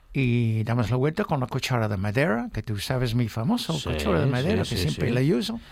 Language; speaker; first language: Spanish; non-native, fluent; English